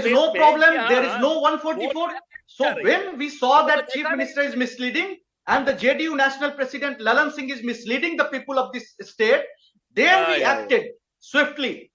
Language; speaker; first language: English; non-native, local second language; Hindi